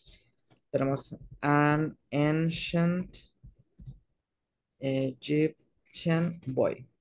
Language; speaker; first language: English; non-native, fluent; Spanish